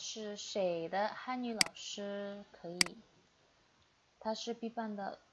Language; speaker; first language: Chinese; non-native, fluent; Indonesian